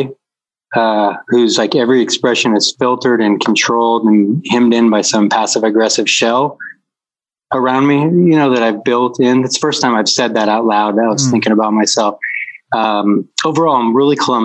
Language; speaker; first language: English; native; English